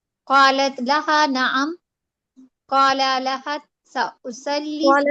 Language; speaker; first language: Arabic; non-native, learner; Urdu